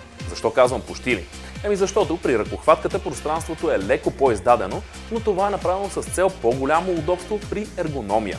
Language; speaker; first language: Bulgarian; native; Bulgarian